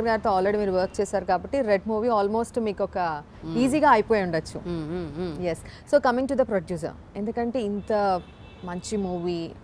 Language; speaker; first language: Telugu; native; Telugu